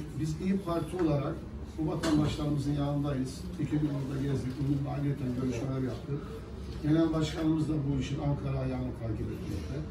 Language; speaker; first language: Turkish; native; Turkish